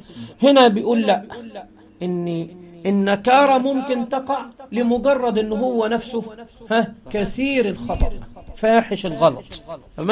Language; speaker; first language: Arabic; native; Arabic